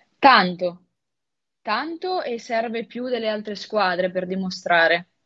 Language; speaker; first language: Italian; native; Italian